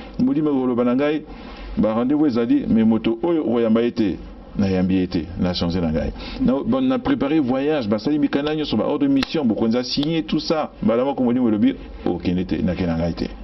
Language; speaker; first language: Lingala; non-native, local second language; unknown